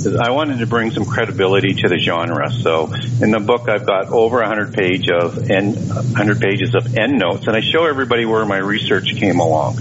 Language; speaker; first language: English; native; English